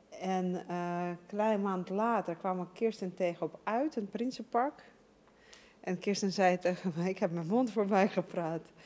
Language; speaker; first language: Dutch; non-native, fluent; Russian